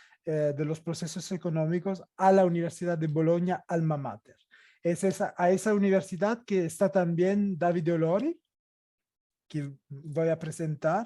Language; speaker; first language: Spanish; non-native, fluent; Italian